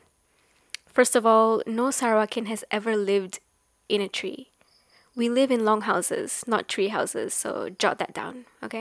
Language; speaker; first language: English; non-native, local second language; Malay